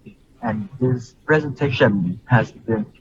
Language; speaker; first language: English; non-native, learner; Vietnamese